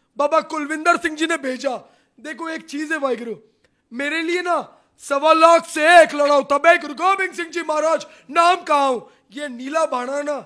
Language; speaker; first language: Hindi; non-native, local second language; Punjabi